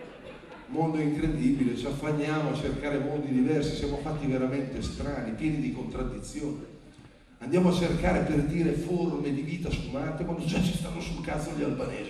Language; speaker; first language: Italian; native; Italian